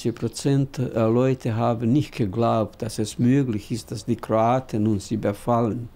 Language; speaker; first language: German; non-native, fluent; Bosnian